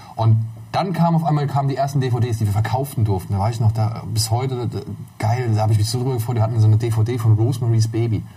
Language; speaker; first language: German; native; German